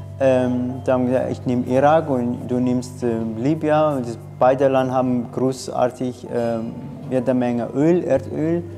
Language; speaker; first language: German; non-native, fluent; Arabic